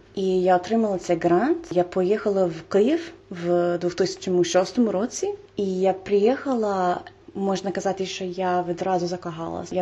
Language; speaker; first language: Ukrainian; non-native, fluent; English